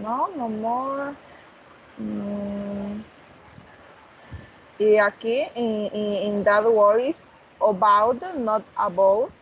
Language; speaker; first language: English; non-native, learner; Spanish